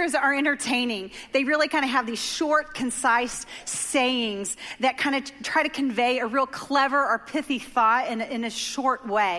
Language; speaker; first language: English; native; English